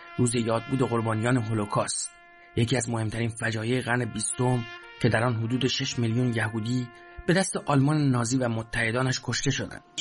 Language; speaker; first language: Persian; native; Persian